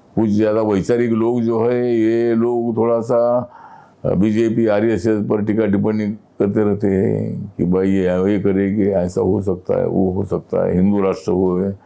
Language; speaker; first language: Hindi; non-native, local second language; Marathi